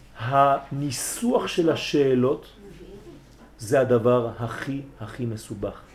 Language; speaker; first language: Hebrew; early bilingual, heritage; Hebrew